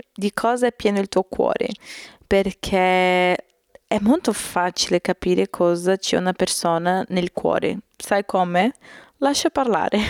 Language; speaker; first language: Italian; non-native, fluent; Portuguese